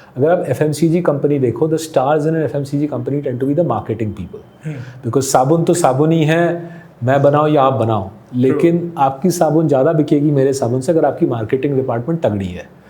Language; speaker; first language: Hindi; non-native, local second language; Bangla